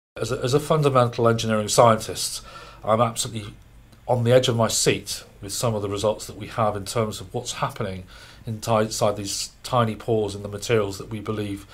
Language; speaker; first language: English; native; English